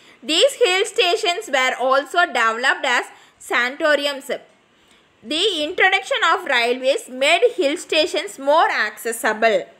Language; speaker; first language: English; non-native, local second language; Tamil